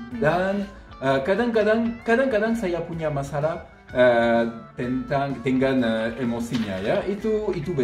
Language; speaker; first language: Indonesian; non-native, fluent; French